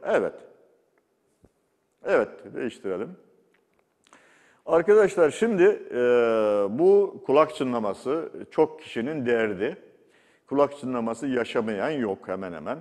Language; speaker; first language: Turkish; native; Turkish